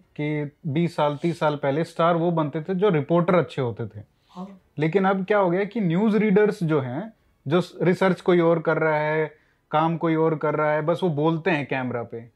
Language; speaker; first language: Hindi; native; Hindi